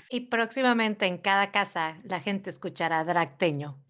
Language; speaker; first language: Spanish; early bilingual, other home language; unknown